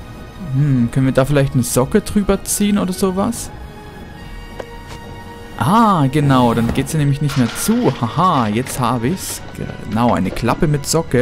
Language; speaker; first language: German; native; German